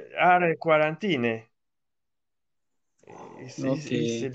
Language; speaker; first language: English; non-native, learner; Italian